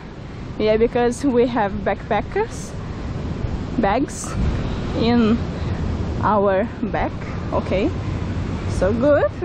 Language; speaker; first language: English; non-native, learner; Portuguese